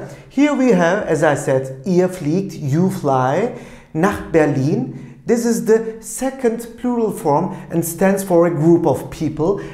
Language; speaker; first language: English; non-native, fluent; Turkish